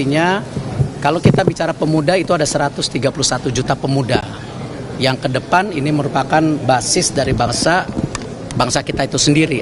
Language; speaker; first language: Indonesian; native; Indonesian